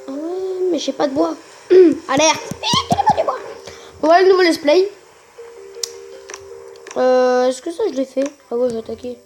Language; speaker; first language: French; native; French